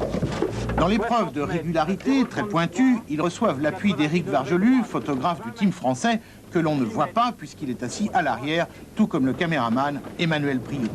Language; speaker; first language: French; native; French